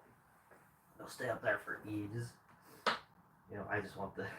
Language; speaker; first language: English; native; English